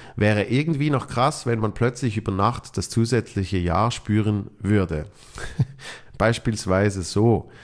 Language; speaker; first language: German; native; German